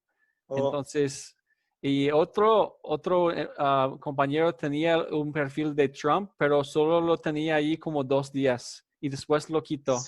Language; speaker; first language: Spanish; non-native, fluent; English